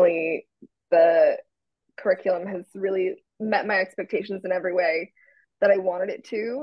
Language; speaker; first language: English; native; English